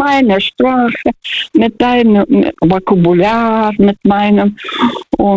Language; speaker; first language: German; early bilingual, heritage; Russian